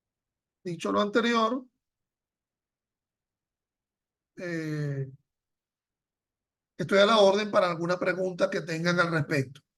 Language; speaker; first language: Spanish; native; Spanish